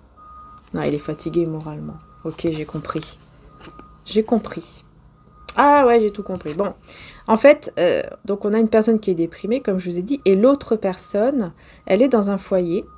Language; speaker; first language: French; native; French